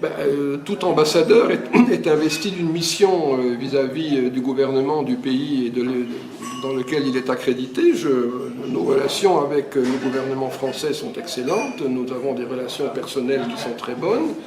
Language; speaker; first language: French; early bilingual, other home language; Hungarian